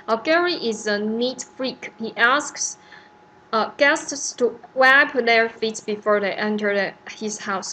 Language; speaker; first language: English; non-native, fluent; Chinese